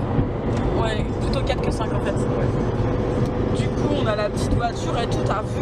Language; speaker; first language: French; native; French